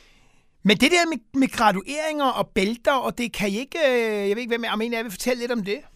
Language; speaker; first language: Danish; native; Danish